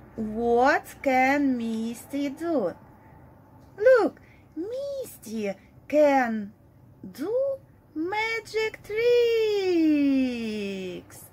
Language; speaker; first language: English; non-native, fluent; Russian